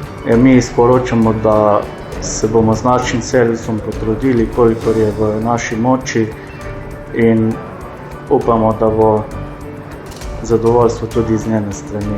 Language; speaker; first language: Slovenian; native; Slovenian